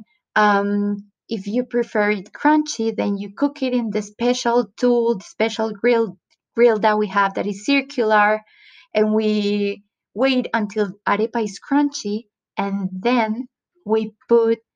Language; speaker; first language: English; non-native, fluent; Spanish